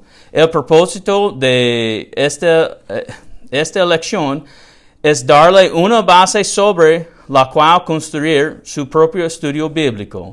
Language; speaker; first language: Spanish; non-native, learner; English